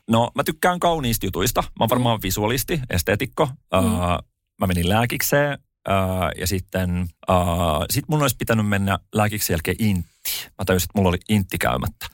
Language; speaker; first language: Finnish; native; Finnish